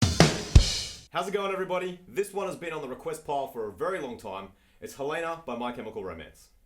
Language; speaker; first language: English; native; English